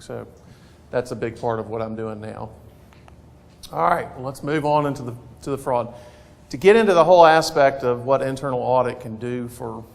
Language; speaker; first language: English; native; English